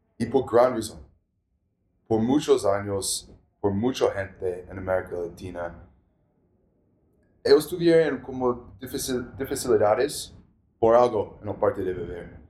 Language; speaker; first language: Spanish; non-native, learner; English